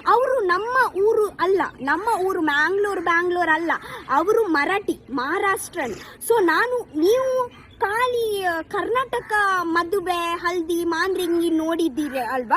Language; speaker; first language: Kannada; non-native, local second language; Tulu